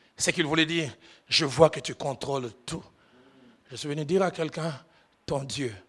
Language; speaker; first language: French; non-native, local second language; Lingala